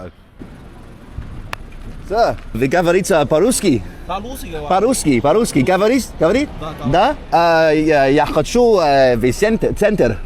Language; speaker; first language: Russian; non-native, learner; English